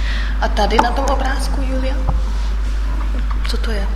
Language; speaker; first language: Czech; non-native, fluent; German